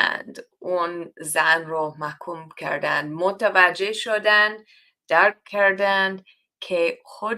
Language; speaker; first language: Persian; non-native, learner; English